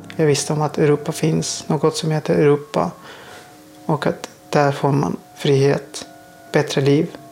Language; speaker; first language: Swedish; non-native, fluent; Persian